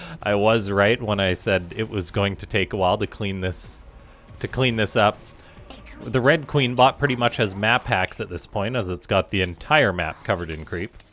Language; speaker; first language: English; native; English